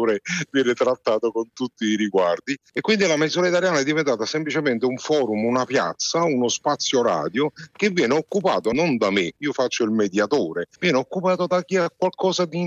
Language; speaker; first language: Italian; non-native, local second language; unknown